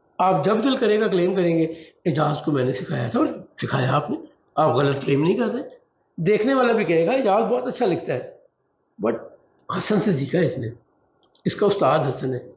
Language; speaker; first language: Urdu; non-native, local second language; Punjabi